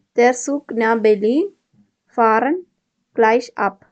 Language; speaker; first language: German; non-native, learner; Malayalam